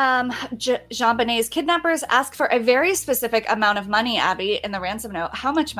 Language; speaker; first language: English; native; English